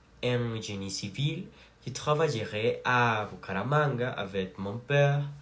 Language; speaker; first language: French; non-native, learner; Spanish